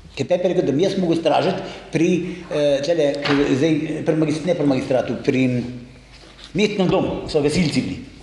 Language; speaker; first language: Slovenian; native; Slovenian